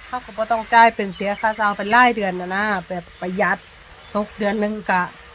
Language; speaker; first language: Thai; native; Thai